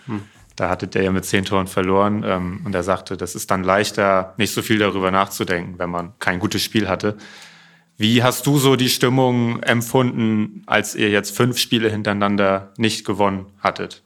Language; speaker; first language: German; native; German